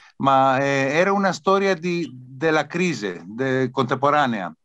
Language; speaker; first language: Italian; non-native, learner; Greek